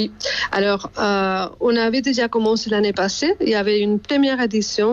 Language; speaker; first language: French; non-native, fluent; Spanish